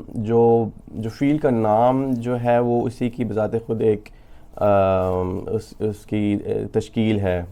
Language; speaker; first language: Urdu; native; Urdu